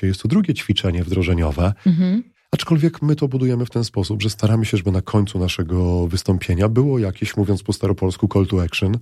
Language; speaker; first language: Polish; native; Polish